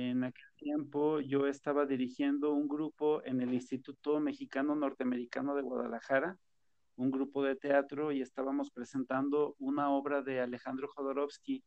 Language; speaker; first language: Spanish; native; Spanish